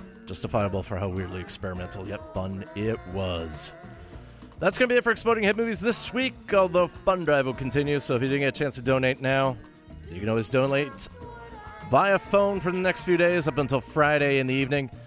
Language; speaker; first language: English; native; English